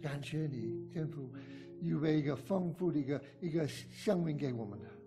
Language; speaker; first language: Chinese; non-native, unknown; English